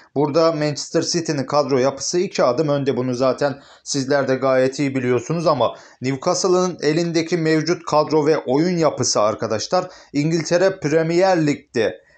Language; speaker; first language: Turkish; native; Turkish